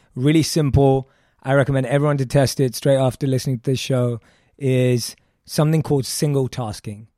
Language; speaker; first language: English; native; English